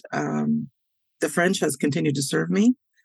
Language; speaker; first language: English; native; English